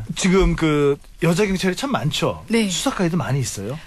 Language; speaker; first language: Korean; native; Korean